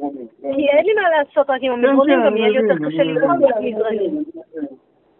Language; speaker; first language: Hebrew; native; Hebrew